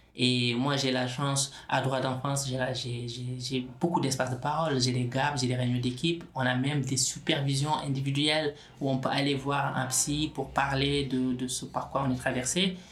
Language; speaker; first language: French; non-native, local second language; Wolof